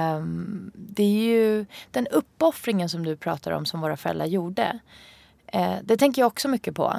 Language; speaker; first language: Swedish; early bilingual, other home language; Persian